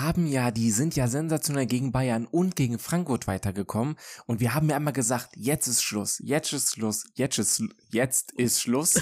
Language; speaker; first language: German; native; German